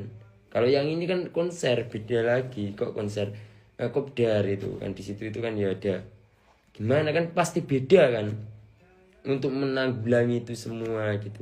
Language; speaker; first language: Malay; non-native, local second language; Javanese